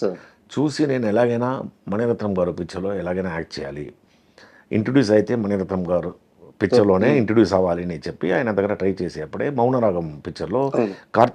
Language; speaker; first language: Telugu; non-native, fluent; Tamil